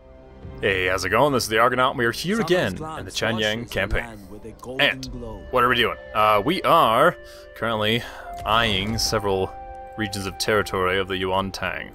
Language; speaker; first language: English; native; English